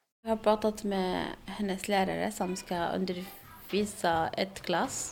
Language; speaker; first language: Swedish; non-native, learner; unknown